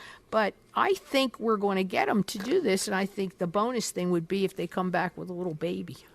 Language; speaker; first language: English; native; English